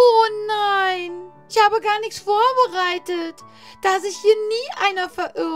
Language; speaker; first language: German; native; German